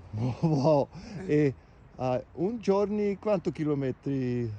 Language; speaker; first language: Italian; non-native, learner; German